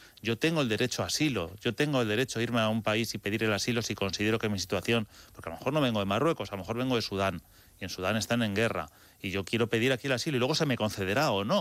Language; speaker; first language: Spanish; native; Spanish